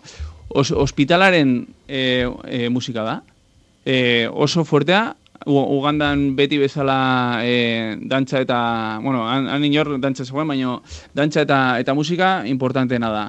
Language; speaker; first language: Basque; non-native, local second language; Spanish